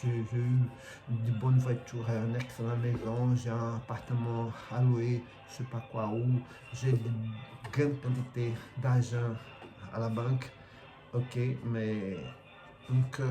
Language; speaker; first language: French; non-native, fluent; Portuguese